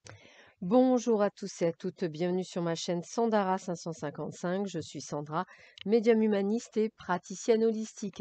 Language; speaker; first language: French; native; French